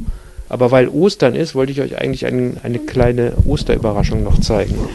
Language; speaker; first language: German; native; German